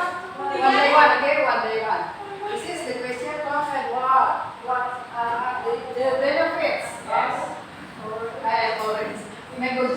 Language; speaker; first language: English; non-native, learner; Indonesian